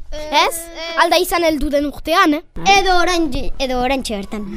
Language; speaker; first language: Basque; non-native, learner; Spanish